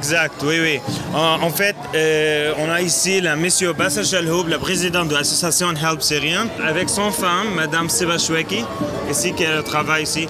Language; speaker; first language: French; non-native, learner; Arabic